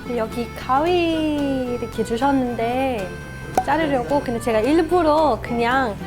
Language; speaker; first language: Korean; non-native, fluent; Hebrew